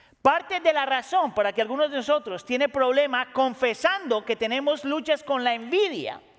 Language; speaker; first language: Spanish; native; Spanish